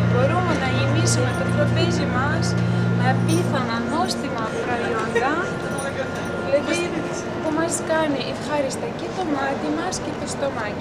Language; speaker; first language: Greek; non-native, fluent; Ukrainian